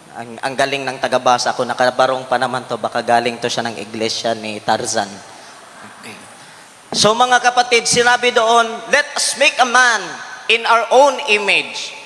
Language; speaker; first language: Filipino; non-native, local second language; Cebuano